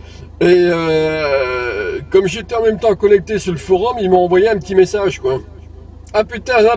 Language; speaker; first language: French; native; French